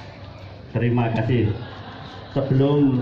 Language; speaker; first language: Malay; non-native, local second language; Javanese